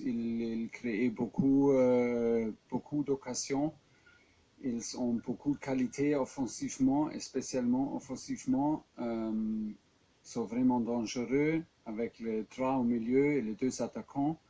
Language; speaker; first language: French; non-native, fluent; German